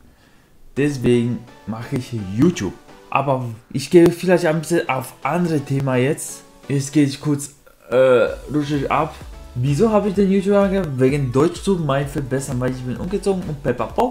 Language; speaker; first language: German; non-native, learner; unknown